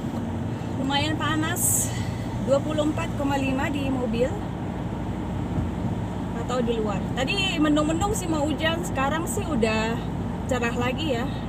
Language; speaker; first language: Indonesian; native; Indonesian